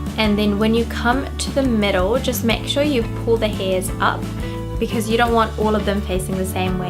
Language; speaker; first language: English; non-native, local second language; Sinhala